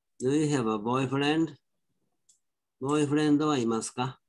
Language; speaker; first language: Japanese; native; Japanese